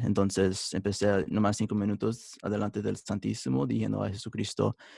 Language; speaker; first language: Spanish; early bilingual, heritage; Spanish